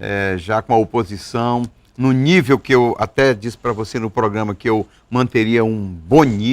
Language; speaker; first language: Portuguese; native; Portuguese